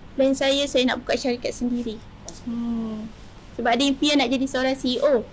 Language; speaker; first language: Malay; native; Malay